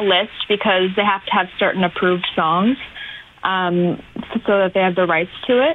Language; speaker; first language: English; native; English